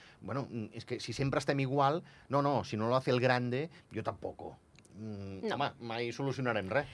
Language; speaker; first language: Catalan; native; Catalan